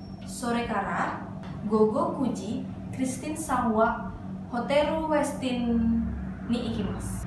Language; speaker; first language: Japanese; non-native, learner; Indonesian